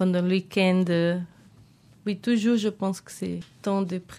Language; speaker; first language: French; non-native, fluent; Portuguese